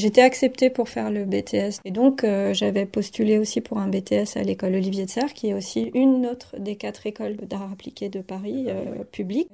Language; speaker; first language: French; native; French